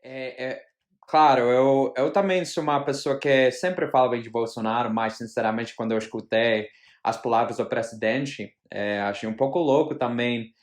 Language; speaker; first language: Portuguese; non-native, fluent; Spanish